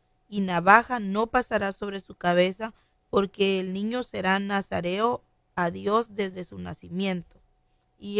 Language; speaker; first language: Spanish; native; Spanish